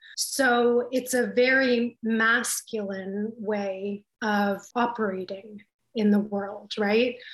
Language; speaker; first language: English; native; English